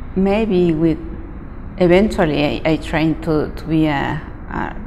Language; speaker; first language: English; non-native, learner; Spanish